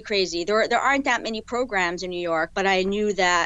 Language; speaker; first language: English; native; English